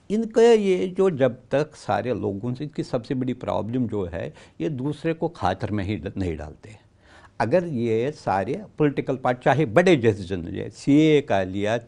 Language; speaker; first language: Hindi; non-native, local second language; Kashmiri